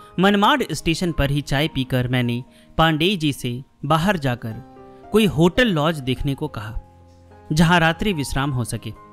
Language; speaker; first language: Hindi; native; Hindi